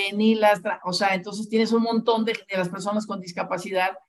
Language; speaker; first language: Spanish; native; Spanish